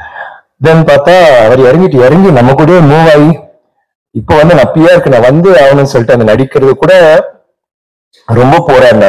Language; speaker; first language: Tamil; native; Tamil